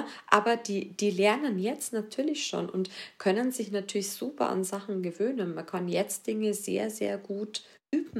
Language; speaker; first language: German; native; German